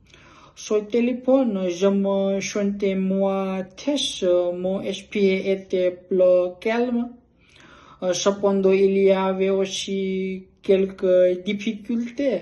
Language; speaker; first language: French; non-native, learner; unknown